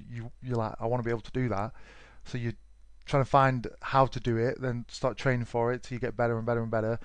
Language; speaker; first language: English; native; English